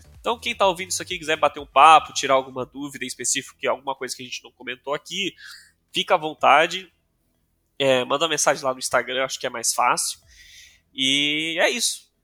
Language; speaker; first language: Portuguese; non-native, local second language; English